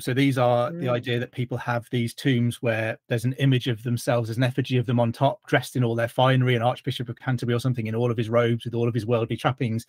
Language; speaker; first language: English; native; English